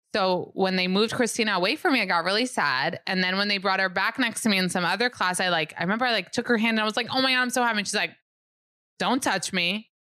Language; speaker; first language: English; early bilingual, other home language; Hebrew